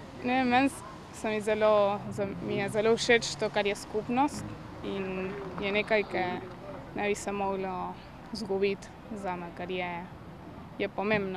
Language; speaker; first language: Slovenian; early bilingual, heritage; Slovenian